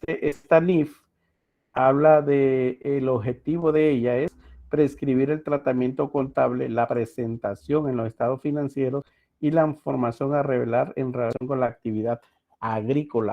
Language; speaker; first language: Spanish; native; Spanish